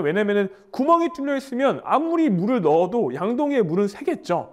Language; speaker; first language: Korean; native; Korean